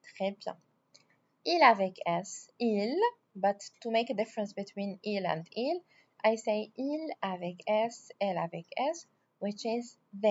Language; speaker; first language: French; non-native, fluent; Arabic